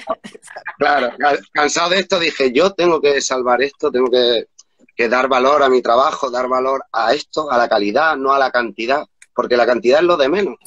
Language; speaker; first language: Spanish; native; Spanish